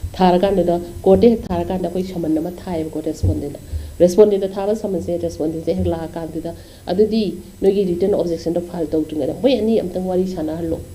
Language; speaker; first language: Manipuri; native; Manipuri